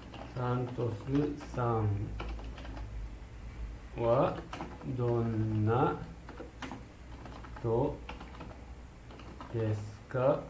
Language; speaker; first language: Japanese; non-native, learner; Malay